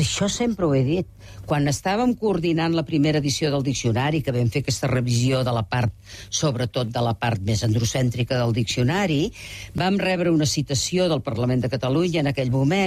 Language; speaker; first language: Catalan; native; Catalan